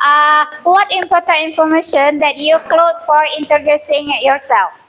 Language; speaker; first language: English; non-native, learner; Indonesian